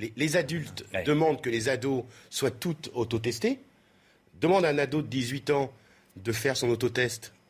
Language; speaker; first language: French; native; French